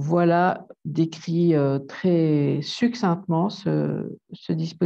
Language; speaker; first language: French; native; French